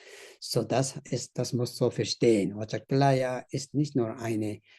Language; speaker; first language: German; non-native, learner; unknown